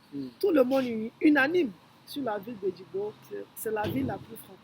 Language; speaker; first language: French; non-native, fluent; Yoruba